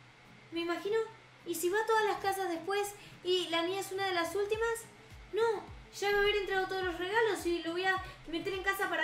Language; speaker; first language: Spanish; native; Spanish